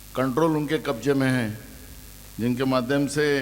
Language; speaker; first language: Hindi; non-native, local second language; Marathi